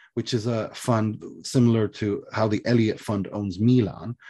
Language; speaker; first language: English; early bilingual, other home language; Swedish